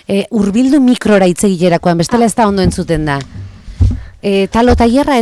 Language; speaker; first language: Basque; native; Basque